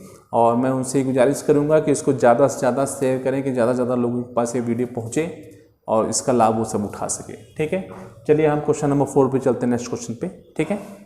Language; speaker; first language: Hindi; native; Hindi